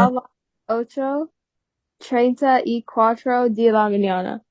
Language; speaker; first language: Spanish; non-native, learner; English